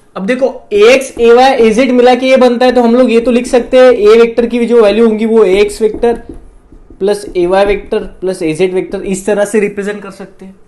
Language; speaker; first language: Hindi; non-native, local second language; Marathi